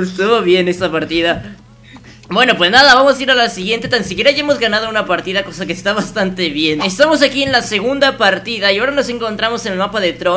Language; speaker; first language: Spanish; native; Spanish